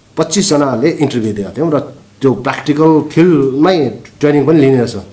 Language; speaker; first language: Nepali; non-native, local second language; Sherpa